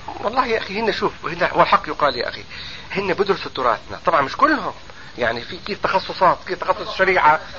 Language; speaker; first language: Arabic; native; Arabic